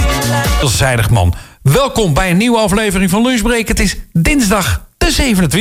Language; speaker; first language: Dutch; native; Dutch